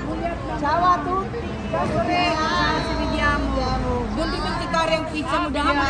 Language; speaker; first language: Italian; non-native, learner; Filipino